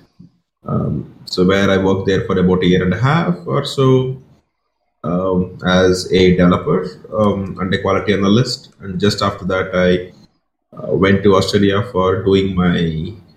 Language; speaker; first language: English; non-native, local second language; Kannada